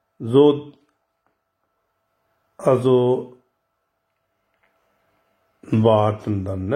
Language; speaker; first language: German; non-native, learner; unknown